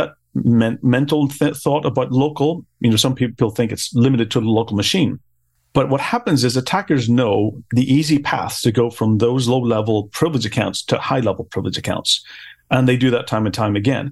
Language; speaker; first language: English; native; English